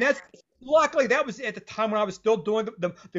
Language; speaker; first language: English; native; English